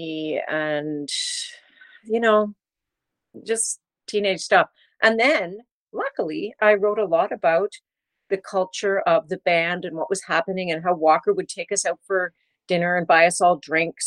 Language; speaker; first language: English; native; English